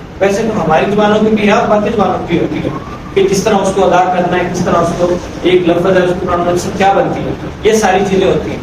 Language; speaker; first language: Urdu; native; Urdu